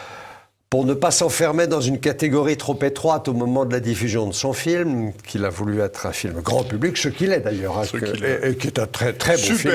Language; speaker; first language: French; native; French